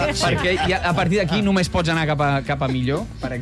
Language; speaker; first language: Catalan; native; Catalan